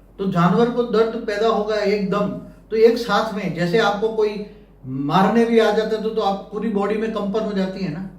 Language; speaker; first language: Hindi; non-native, local second language; Gujarati